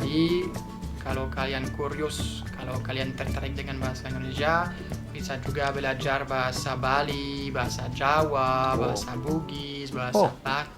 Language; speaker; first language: Indonesian; non-native, fluent; French